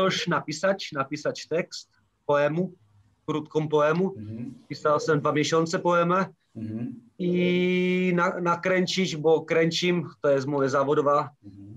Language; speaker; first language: Polish; non-native, learner; Czech